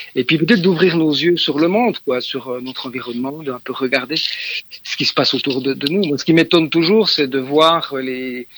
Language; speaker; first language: French; native; French